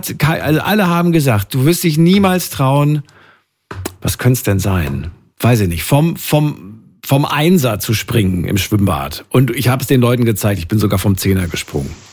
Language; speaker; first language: German; native; German